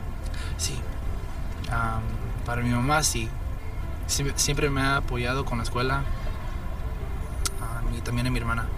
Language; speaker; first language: Spanish; early bilingual, heritage; Spanish